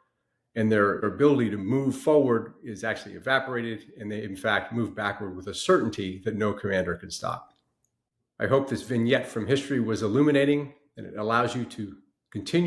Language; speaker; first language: English; native; English